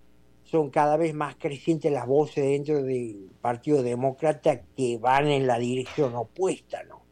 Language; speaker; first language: Spanish; native; Spanish